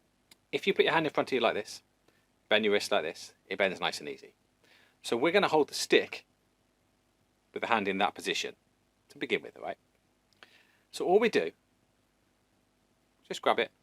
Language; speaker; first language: English; native; English